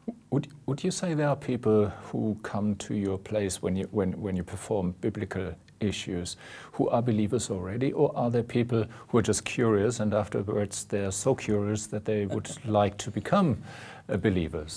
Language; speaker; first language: English; non-native, fluent; German